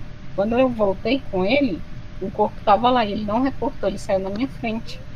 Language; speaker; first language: Portuguese; native; Portuguese